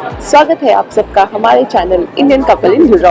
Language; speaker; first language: Hindi; native; Hindi